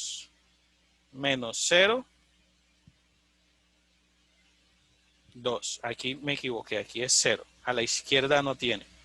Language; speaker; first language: Spanish; native; Spanish